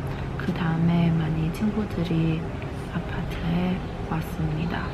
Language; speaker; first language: Korean; non-native, learner; English